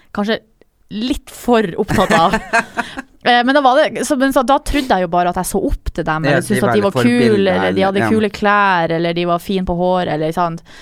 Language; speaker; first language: Norwegian; native; Norwegian